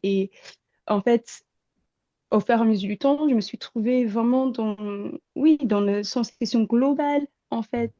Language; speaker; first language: French; non-native, fluent; English